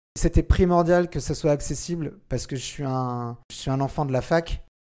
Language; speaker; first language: French; native; French